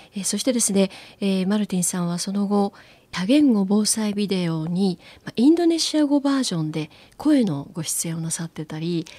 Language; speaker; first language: Japanese; native; Japanese